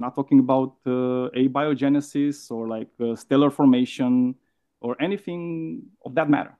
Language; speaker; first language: English; non-native, fluent; Romanian